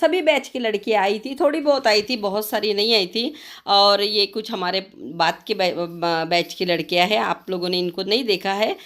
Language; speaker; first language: Hindi; non-native, local second language; Marathi